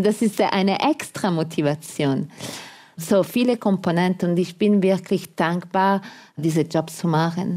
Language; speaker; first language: German; non-native, fluent; Italian